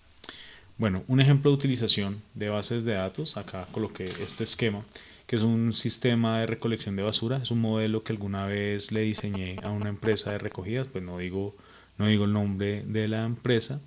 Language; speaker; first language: Spanish; native; Spanish